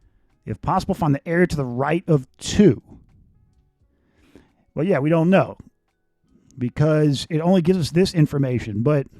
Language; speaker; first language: English; native; English